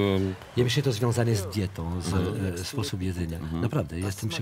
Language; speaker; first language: Polish; non-native, fluent; French